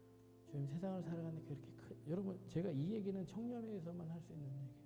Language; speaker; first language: Korean; native; Korean